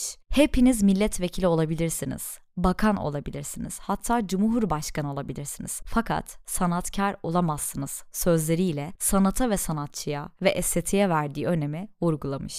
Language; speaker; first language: Turkish; native; Turkish